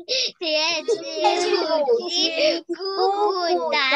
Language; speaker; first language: Chinese; early bilingual, heritage; Chinese